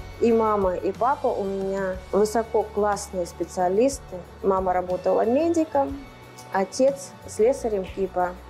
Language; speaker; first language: Russian; native; Russian